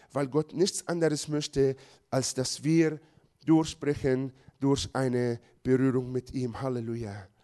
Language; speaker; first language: German; non-native, fluent; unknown